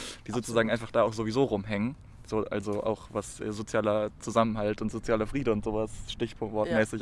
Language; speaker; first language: German; native; German